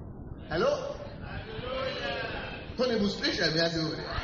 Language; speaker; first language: Russian; non-native, fluent; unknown